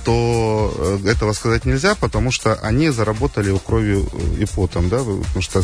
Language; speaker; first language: Russian; native; Russian